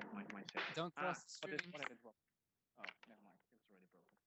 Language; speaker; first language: English; non-native, fluent; Dutch